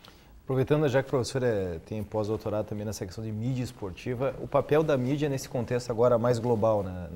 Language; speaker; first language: Portuguese; native; Portuguese